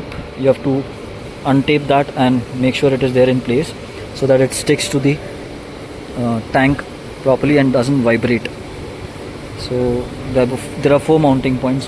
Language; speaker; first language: English; non-native, local second language; Hindi